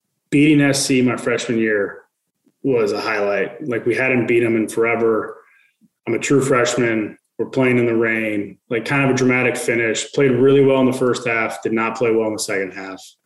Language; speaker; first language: English; native; English